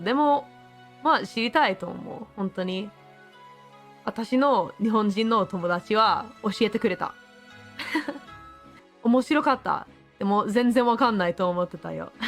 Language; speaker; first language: Japanese; non-native, learner; English